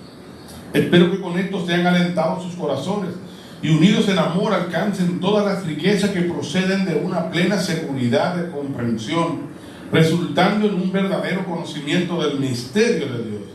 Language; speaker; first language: Spanish; native; Spanish